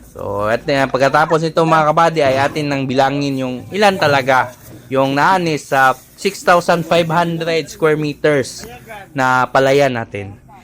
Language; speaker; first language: Filipino; non-native, local second language; Cebuano